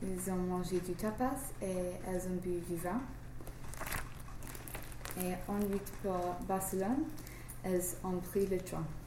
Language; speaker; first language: French; non-native, fluent; English